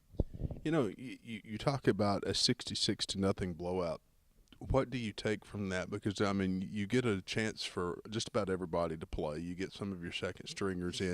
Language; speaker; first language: English; native; English